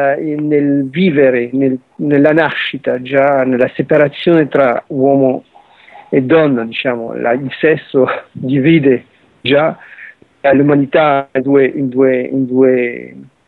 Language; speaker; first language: Italian; early bilingual, heritage; Italian